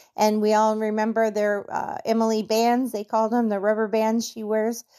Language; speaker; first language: English; native; English